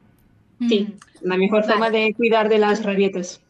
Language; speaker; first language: Spanish; non-native, local second language; Portuguese